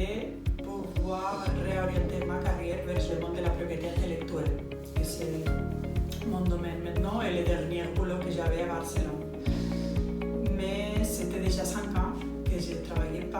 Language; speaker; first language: French; non-native, fluent; Spanish